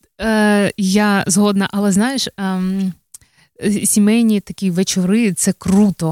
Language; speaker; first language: Ukrainian; native; Ukrainian